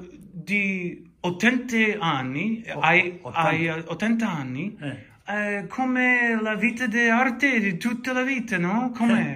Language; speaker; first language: Italian; non-native, learner; English